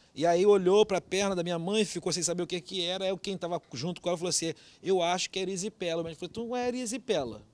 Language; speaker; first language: Portuguese; native; Portuguese